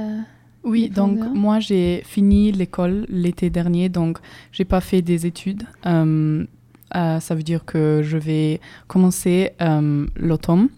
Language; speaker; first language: French; non-native, fluent; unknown